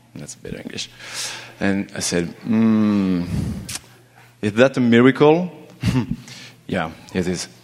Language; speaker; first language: English; non-native, learner; French